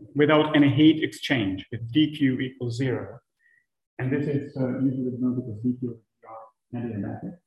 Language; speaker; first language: English; non-native, fluent; Czech